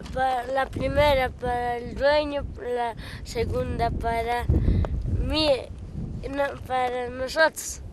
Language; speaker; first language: Spanish; non-native, local second language; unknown